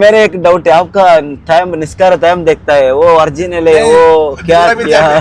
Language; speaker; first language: Hindi; non-native, local second language; Malayalam